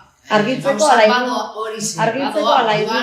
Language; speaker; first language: Basque; native; Basque